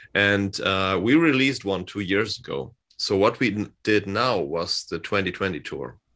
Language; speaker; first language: English; non-native, fluent; German